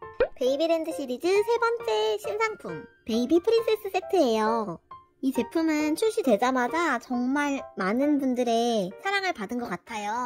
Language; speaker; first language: Korean; native; Korean